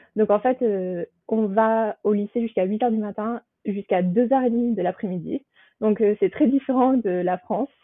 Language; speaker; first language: French; native; French